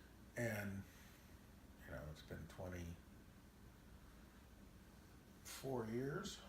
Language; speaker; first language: English; native; English